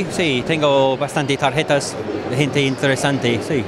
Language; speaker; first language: Spanish; non-native, learner; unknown